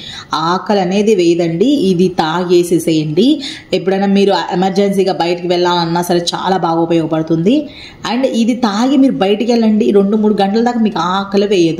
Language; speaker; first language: Telugu; native; Telugu